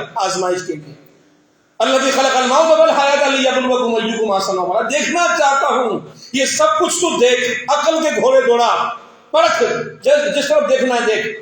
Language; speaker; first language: Urdu; non-native, local second language; Sindhi